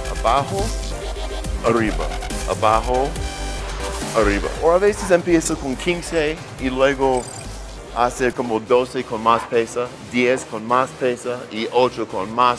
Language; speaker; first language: Spanish; non-native, learner; English